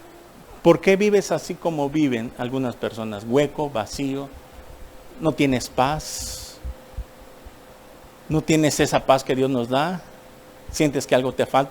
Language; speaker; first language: Spanish; native; Spanish